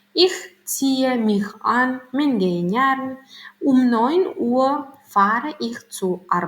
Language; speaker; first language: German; non-native, learner; Turkmen